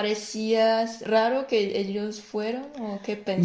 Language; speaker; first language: Spanish; non-native, fluent; Chinese